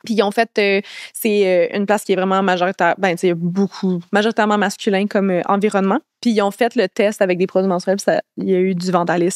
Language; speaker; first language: French; native; French